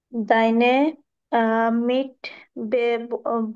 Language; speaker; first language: German; non-native, learner; Bangla